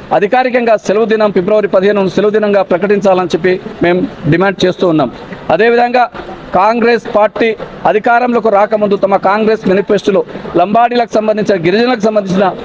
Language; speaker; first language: Telugu; non-native, local second language; Lambadi